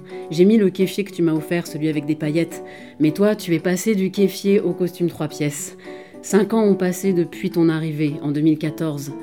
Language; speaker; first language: French; native; French